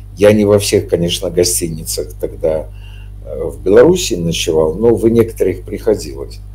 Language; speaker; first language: Russian; native; Russian